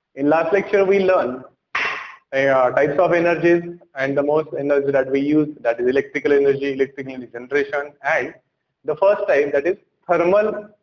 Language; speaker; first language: English; non-native, local second language; Marathi